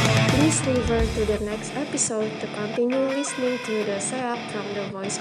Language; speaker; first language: English; non-native, fluent; Indonesian